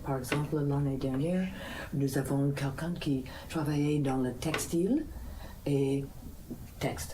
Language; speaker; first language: French; non-native, fluent; English